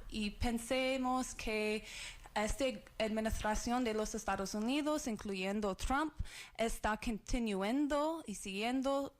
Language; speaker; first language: Spanish; non-native, learner; English